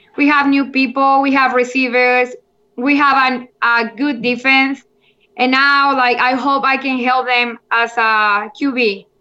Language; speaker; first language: English; non-native, learner; Spanish